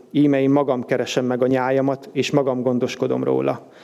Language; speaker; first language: Hungarian; native; Hungarian